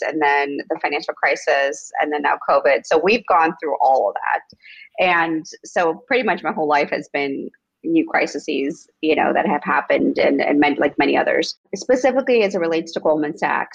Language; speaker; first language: English; early bilingual, other home language; Spanish